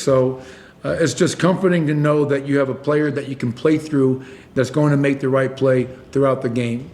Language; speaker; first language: English; native; English